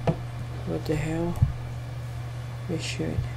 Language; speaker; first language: English; non-native, learner; Indonesian